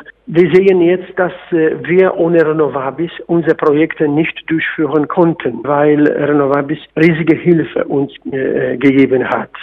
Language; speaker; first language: German; non-native, fluent; Polish